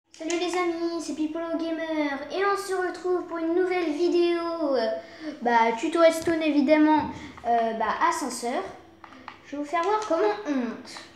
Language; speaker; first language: French; native; French